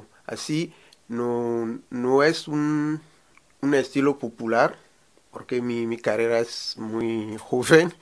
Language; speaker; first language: Spanish; non-native, learner; Ewe